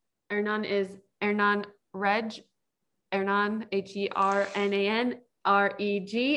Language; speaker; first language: English; native; English